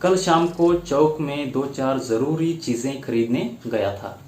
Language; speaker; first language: Hindi; non-native, local second language; Kannada